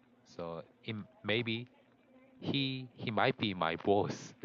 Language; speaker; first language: English; non-native, learner; Korean